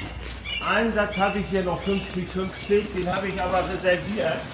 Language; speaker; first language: German; native; German